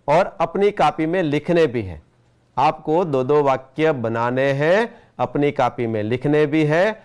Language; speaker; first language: Hindi; non-native, local second language; Gujarati